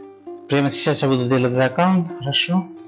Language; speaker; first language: Russian; non-native, learner; Spanish